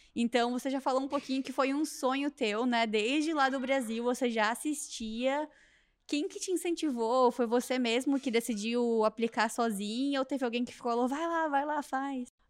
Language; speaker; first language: Portuguese; native; Portuguese